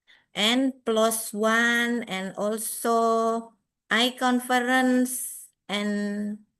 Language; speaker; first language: English; non-native, fluent; Indonesian